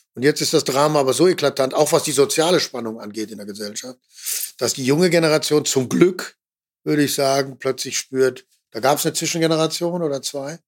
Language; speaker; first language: German; native; German